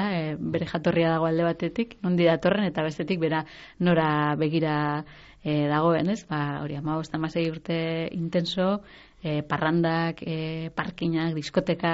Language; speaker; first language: Basque; native; Basque